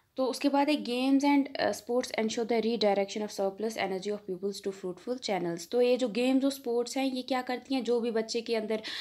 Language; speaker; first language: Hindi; non-native, local second language; Kashmiri